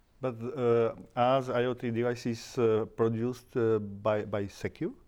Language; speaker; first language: English; non-native, learner; Slovak